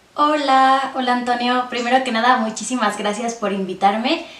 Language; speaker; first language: Spanish; native; Spanish